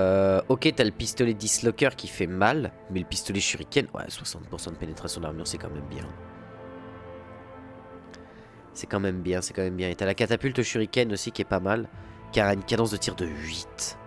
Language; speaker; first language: French; native; French